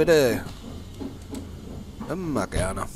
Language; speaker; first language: German; native; German